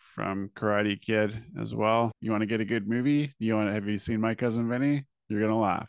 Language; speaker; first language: English; native; English